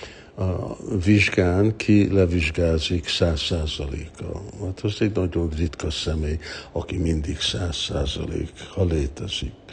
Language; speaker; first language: Hungarian; early bilingual, heritage; Hungarian